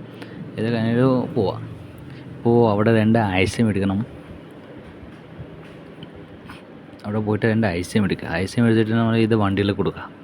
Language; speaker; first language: Malayalam; non-native, learner; Hindi